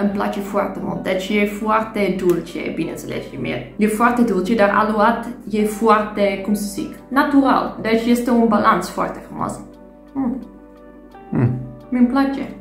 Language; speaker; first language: Romanian; non-native, learner; Dutch